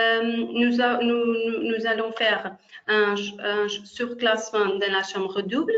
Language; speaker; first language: French; non-native, fluent; Portuguese